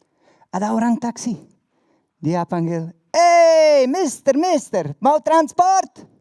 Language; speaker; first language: Indonesian; non-native, learner; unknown